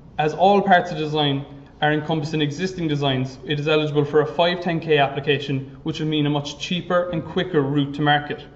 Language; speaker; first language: English; native; English